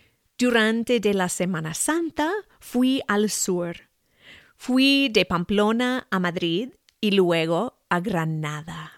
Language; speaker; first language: Spanish; non-native, fluent; English